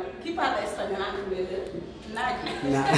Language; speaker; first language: Spanish; non-native, fluent; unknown